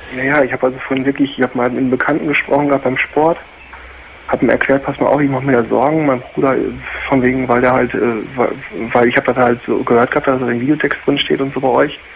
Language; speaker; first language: German; native; German